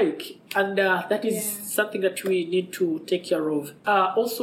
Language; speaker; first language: English; non-native, local second language; Ganda